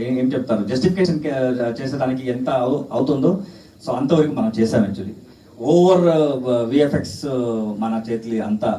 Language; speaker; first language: Telugu; non-native, learner; Kannada